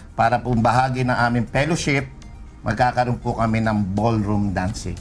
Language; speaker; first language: Filipino; native; Filipino